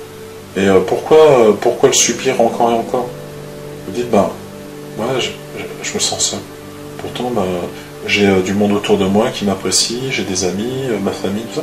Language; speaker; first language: French; native; French